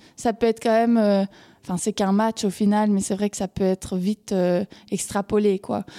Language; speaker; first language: French; native; French